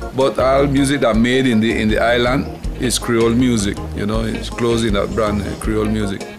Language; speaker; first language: English; non-native, fluent; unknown